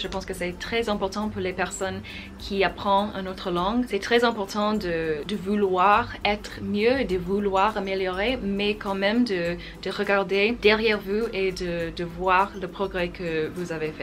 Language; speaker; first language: French; non-native, fluent; English